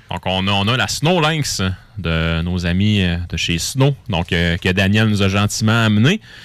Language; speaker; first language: French; native; French